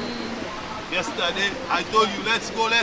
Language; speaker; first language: English; non-native, local second language; Seselwa Creole French